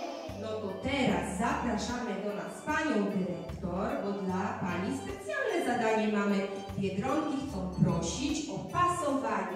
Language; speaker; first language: Polish; native; Polish